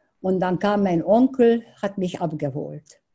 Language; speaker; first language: German; non-native, fluent; Hungarian